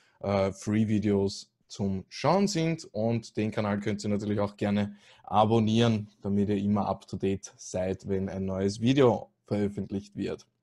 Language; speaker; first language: German; native; German